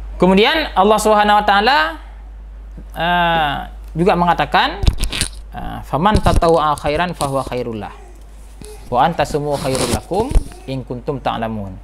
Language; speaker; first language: Malay; non-native, local second language; Achinese